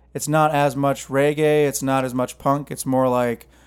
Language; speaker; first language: English; native; English